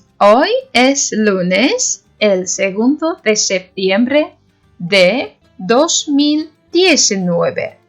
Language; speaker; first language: Spanish; non-native, learner; Turkish